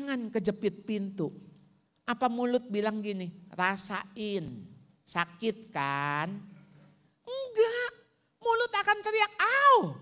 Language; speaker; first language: Indonesian; native; Indonesian